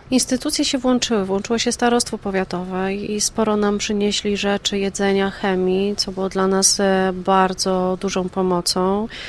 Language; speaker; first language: Polish; native; Polish